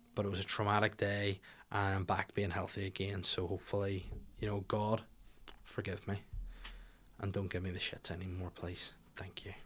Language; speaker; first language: English; native; English